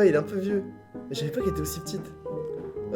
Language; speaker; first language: French; native; French